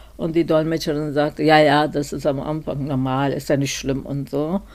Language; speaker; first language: German; non-native, fluent; Turkish